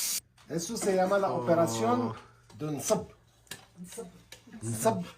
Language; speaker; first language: Spanish; non-native, fluent; Arabic